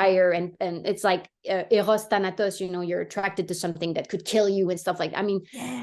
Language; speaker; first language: English; non-native, fluent; French